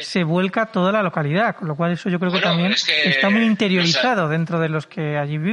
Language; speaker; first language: Spanish; native; Spanish